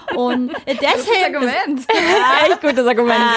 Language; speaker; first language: German; early bilingual, other home language; English